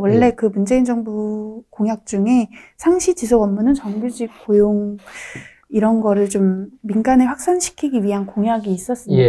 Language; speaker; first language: Korean; native; Korean